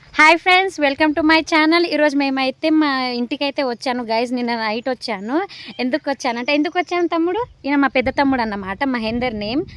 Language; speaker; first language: Telugu; non-native, local second language; Lambadi